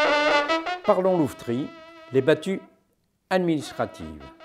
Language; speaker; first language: French; native; French